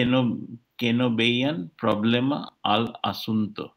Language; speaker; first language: Spanish; non-native, learner; English